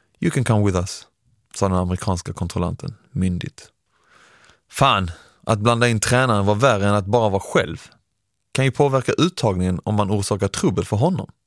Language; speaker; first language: Swedish; early bilingual, other home language; Persian